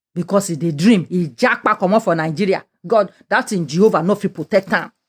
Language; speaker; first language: English; non-native, local second language; Yoruba